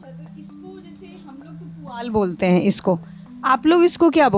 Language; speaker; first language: Hindi; native; Hindi